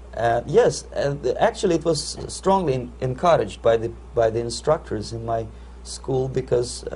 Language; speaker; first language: English; non-native, fluent; Russian